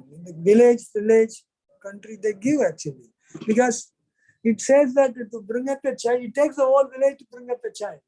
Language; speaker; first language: English; non-native, local second language; Hindi